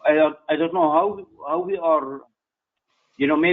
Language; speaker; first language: English; non-native, fluent; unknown